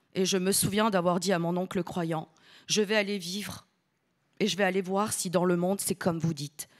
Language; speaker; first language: French; early bilingual, other home language; Italian